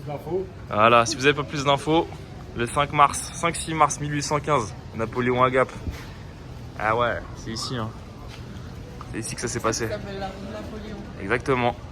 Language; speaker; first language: French; native; French